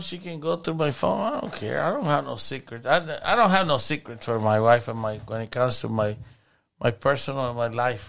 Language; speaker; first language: English; non-native, fluent; Spanish